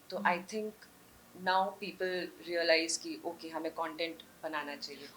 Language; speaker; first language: Hindi; native; Hindi